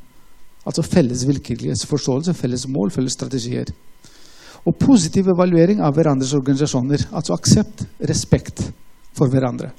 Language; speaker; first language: Norwegian; non-native, fluent; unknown